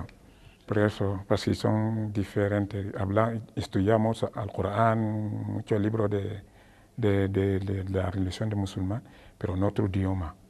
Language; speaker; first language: Spanish; non-native, learner; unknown